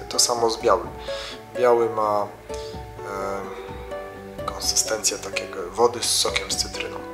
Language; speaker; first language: Polish; native; Polish